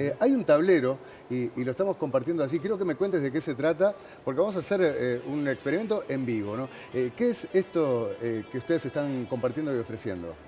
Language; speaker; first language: Spanish; native; Spanish